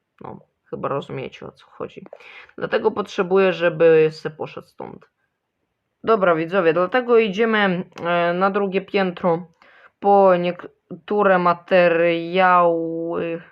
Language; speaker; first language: Polish; early bilingual, other home language; Ukrainian